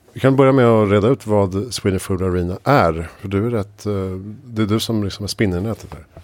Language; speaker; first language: Swedish; native; Swedish